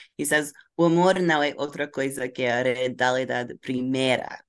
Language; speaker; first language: Portuguese; non-native, fluent; English